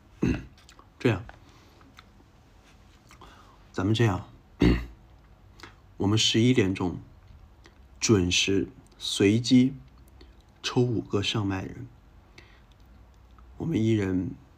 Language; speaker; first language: Chinese; native; Chinese